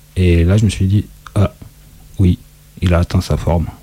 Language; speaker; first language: French; native; French